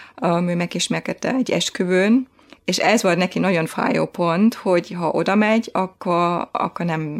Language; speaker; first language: Hungarian; non-native, fluent; German